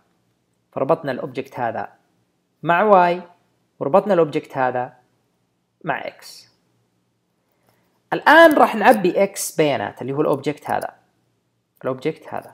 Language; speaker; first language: Arabic; native; Arabic